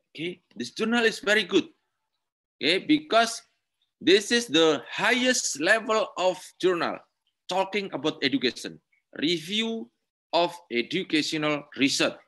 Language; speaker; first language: English; non-native, learner; Indonesian